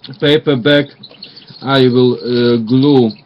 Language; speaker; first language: English; non-native, learner; Russian